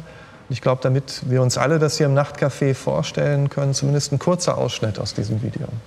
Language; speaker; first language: German; native; German